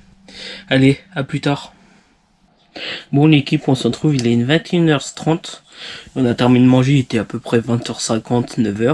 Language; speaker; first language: French; native; French